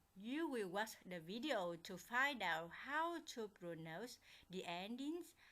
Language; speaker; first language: English; non-native, fluent; Vietnamese